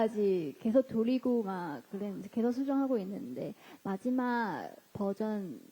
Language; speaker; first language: Korean; non-native, fluent; Chinese